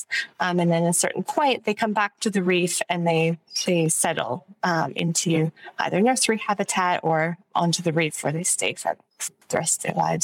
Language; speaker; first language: English; native; English